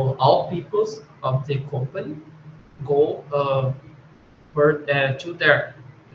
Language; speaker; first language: English; non-native, learner; Portuguese